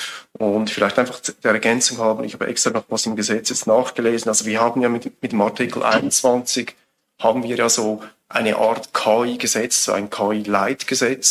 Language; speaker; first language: German; native; German